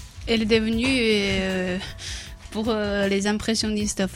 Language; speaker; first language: French; non-native, learner; Chinese